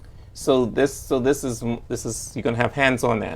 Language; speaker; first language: English; native; English